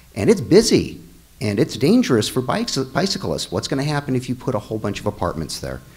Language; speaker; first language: English; native; English